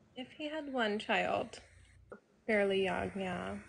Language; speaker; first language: English; native; English